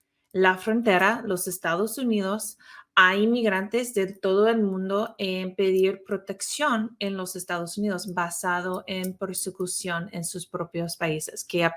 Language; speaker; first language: Spanish; non-native, fluent; English